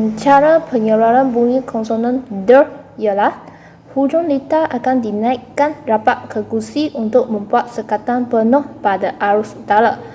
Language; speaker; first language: Malay; non-native, local second language; Chinese